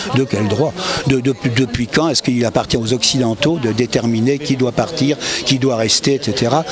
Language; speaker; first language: French; native; French